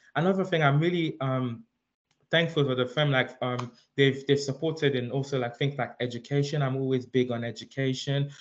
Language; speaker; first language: English; early bilingual, other home language; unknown